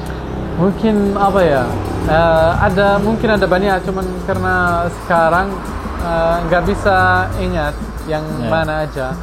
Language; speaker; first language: Indonesian; non-native, fluent; Arabic